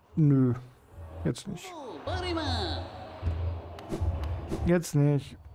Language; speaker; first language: German; native; German